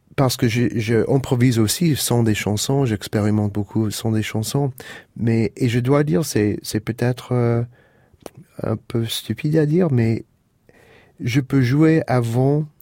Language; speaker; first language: French; non-native, fluent; English